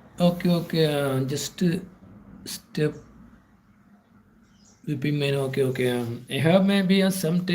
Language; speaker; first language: English; non-native, learner; Malayalam